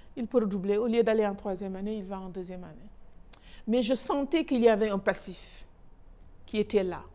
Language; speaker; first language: French; non-native, local second language; Wolof